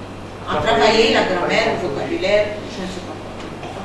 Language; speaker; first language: French; non-native, fluent; Arabic